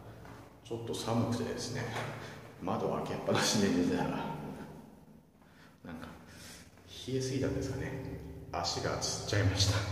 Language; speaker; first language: Japanese; native; Japanese